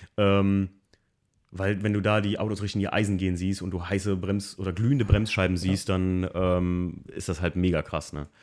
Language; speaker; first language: German; native; German